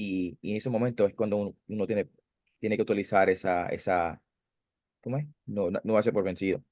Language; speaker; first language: Spanish; early bilingual, heritage; Spanish